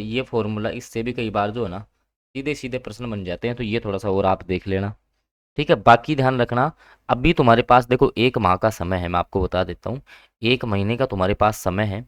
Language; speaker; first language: Hindi; native; Hindi